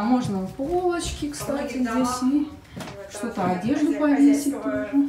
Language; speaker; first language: Russian; native; Russian